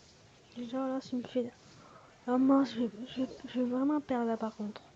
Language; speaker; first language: French; native; French